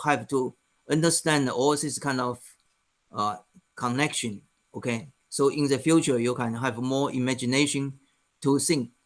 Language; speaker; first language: English; non-native, fluent; Chinese